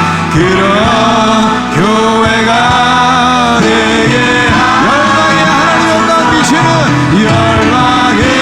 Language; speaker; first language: Korean; native; Korean